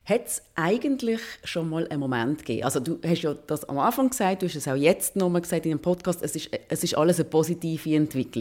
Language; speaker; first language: German; native; German